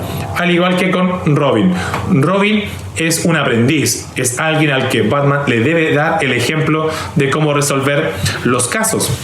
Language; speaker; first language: Spanish; native; Spanish